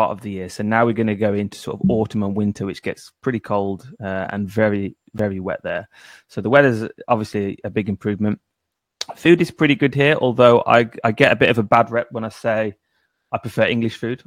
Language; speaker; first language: English; native; English